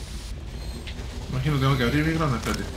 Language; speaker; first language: Spanish; native; Spanish